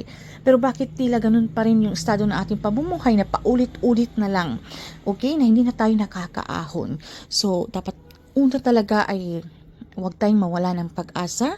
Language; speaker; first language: Filipino; native; Filipino